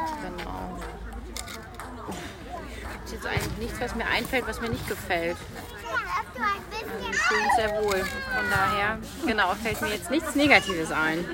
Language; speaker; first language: German; native; German